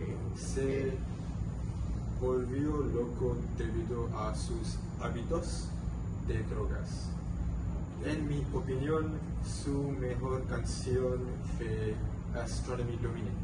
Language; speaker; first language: Spanish; non-native, learner; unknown